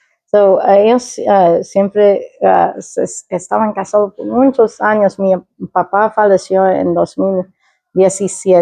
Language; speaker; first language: Spanish; early bilingual, heritage; Spanish